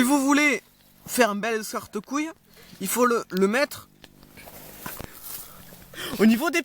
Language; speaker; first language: French; native; French